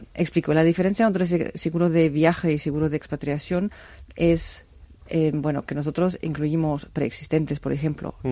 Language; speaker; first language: Spanish; non-native, fluent; German